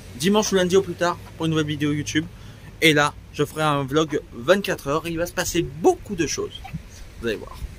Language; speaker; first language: French; native; French